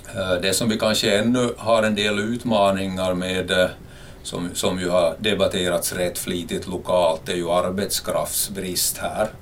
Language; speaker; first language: Swedish; native; Swedish